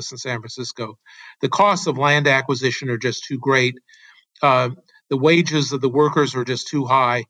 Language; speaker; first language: English; native; English